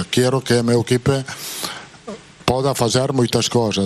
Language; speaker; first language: Portuguese; non-native, fluent; Italian